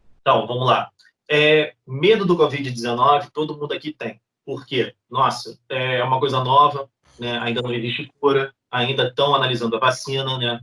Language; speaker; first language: Portuguese; native; Portuguese